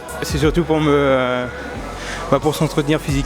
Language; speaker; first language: French; native; French